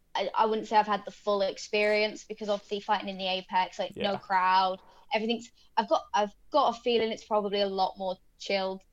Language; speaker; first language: English; native; English